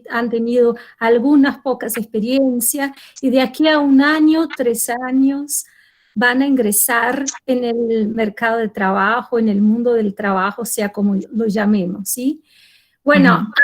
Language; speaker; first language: Spanish; non-native, fluent; Portuguese